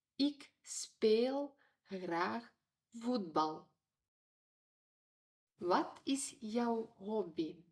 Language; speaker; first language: Dutch; non-native, fluent; Ukrainian